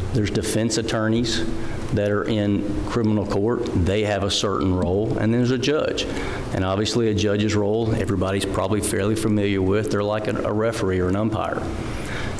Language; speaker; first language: English; native; English